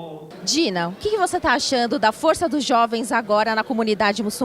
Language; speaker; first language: Portuguese; native; Portuguese